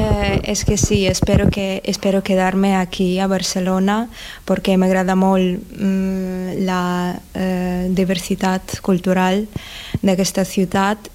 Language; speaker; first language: Catalan; non-native, learner; Russian